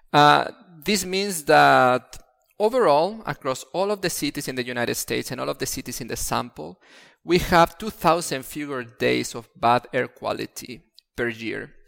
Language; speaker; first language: English; non-native, fluent; Spanish